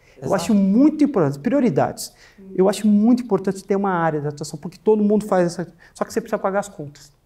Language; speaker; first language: Portuguese; native; Portuguese